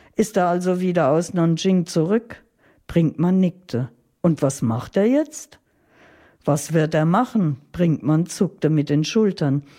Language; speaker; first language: German; native; German